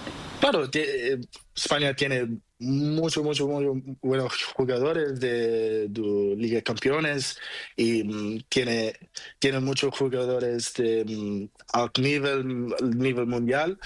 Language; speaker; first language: Spanish; non-native, learner; Portuguese